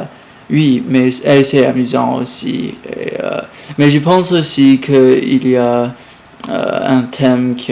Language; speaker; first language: French; non-native, learner; English